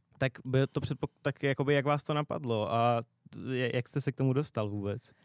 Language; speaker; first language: Czech; native; Czech